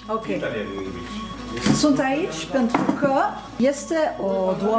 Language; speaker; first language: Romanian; non-native, learner; French